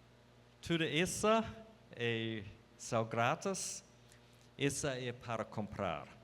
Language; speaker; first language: Portuguese; non-native, fluent; English